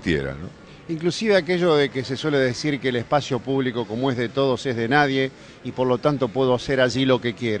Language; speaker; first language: Spanish; native; Spanish